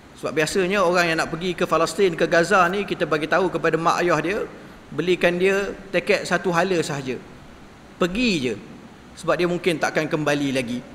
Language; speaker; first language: Malay; native; Malay